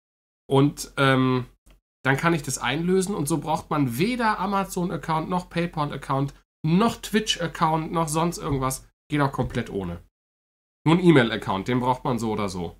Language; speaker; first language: German; native; German